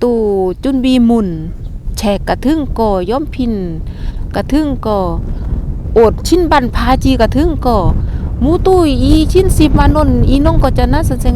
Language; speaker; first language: Korean; non-native, learner; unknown